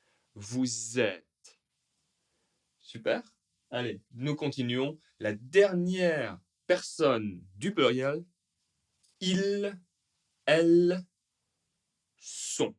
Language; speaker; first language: French; native; French